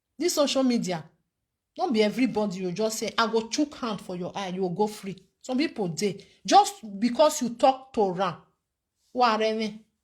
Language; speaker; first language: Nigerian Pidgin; non-native, local second language; Bini